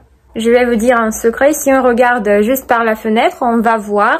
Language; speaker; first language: French; non-native, fluent; Russian